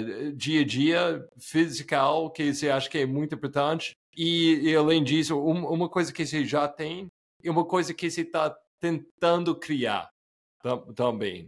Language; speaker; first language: Portuguese; non-native, fluent; English